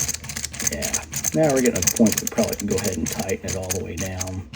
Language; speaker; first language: English; native; English